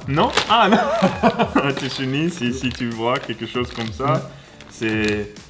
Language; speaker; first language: French; non-native, learner; English